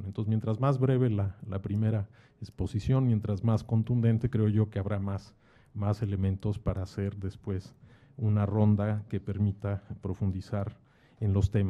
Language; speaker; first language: Spanish; native; Spanish